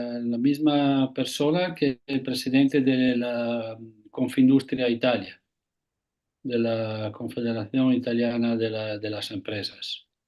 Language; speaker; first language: Spanish; non-native, fluent; Italian